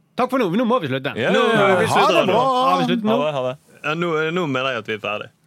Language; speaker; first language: Norwegian; native; Norwegian